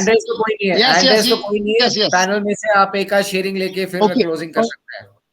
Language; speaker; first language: Hindi; native; Hindi